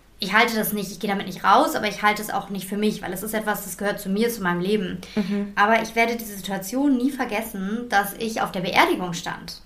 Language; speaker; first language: German; native; German